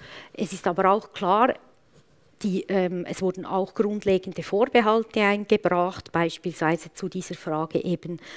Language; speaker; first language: German; native; German